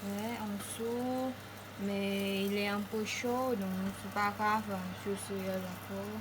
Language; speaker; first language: French; non-native, learner; Khmer